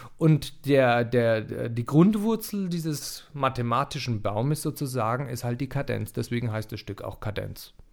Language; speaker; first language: German; early bilingual, other home language; Persian